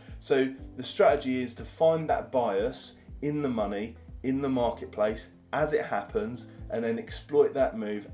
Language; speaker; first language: English; native; English